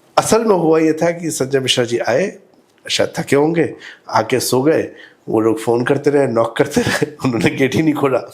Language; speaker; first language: Hindi; native; Hindi